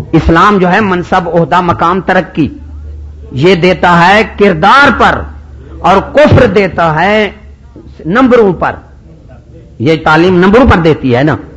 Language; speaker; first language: Urdu; non-native, local second language; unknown